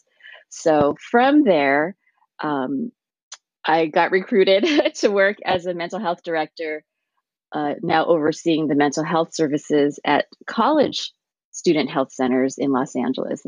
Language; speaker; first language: English; early bilingual, other home language; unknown